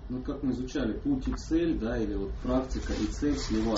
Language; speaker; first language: Russian; native; Russian